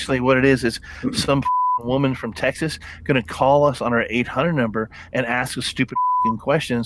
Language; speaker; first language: English; native; English